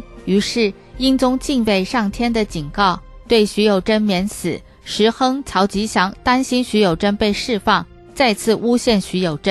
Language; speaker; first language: Chinese; native; Chinese